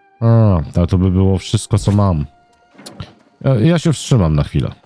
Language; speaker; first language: Polish; native; Polish